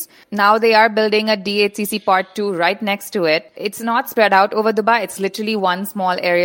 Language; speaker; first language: English; non-native, local second language; Hindi